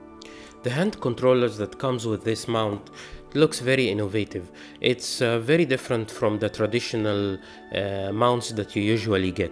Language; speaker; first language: English; non-native, fluent; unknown